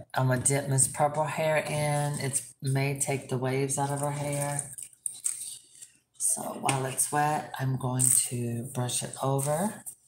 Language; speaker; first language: English; early bilingual, other home language; Spanish